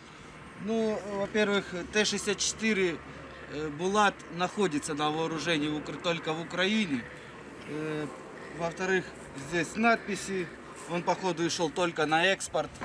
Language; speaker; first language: Russian; native; Russian